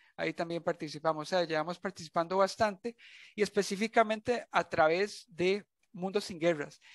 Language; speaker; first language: Spanish; native; Spanish